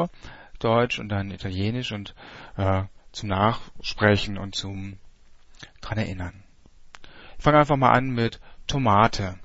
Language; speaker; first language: German; native; German